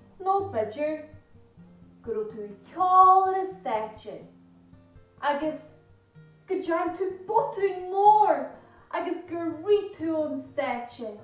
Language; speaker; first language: Irish; native; Irish